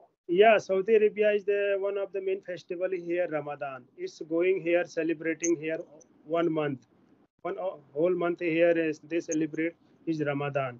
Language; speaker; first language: English; non-native, learner; Hindi